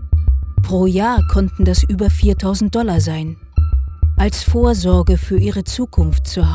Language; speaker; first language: German; native; German